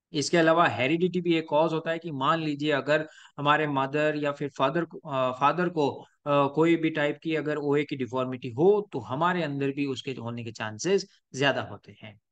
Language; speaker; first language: Hindi; native; Hindi